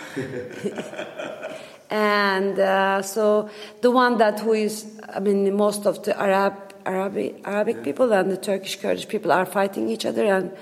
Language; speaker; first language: English; non-native, fluent; Turkish